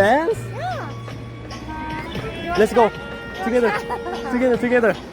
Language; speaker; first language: English; non-native, learner; Korean